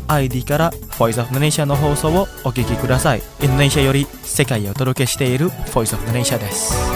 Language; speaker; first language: Japanese; non-native, fluent; Indonesian